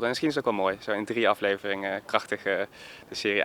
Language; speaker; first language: Dutch; native; Dutch